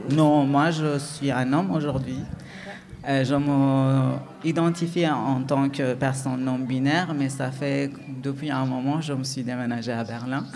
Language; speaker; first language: French; non-native, fluent; Persian